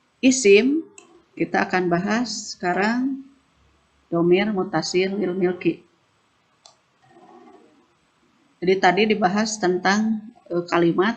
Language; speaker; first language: Indonesian; native; Indonesian